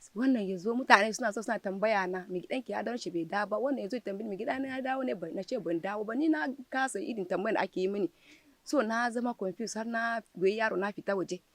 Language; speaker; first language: Hausa; non-native, local second language; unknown